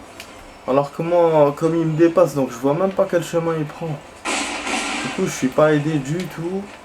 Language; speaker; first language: French; native; French